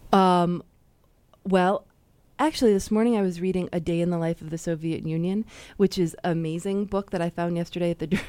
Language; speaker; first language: English; native; English